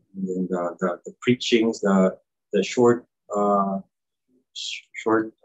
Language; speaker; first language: English; non-native, local second language; Cebuano